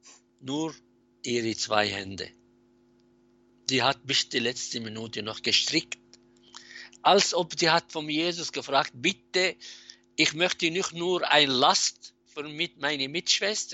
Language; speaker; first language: German; non-native, fluent; Arabic